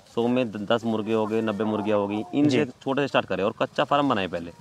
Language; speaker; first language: Hindi; native; Hindi